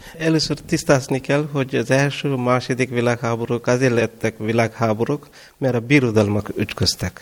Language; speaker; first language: Hungarian; non-native, fluent; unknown